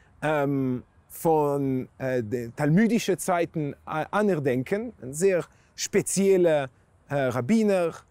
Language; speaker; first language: German; non-native, fluent; Hebrew